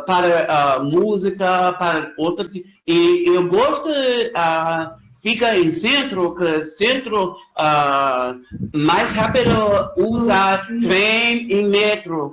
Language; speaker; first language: Portuguese; non-native, learner; English